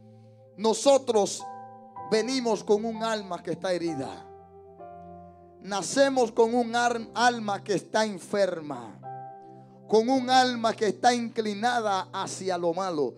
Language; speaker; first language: Spanish; native; Spanish